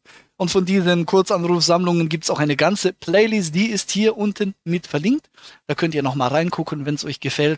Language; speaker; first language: German; native; German